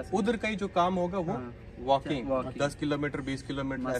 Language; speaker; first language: Hindi; native; Hindi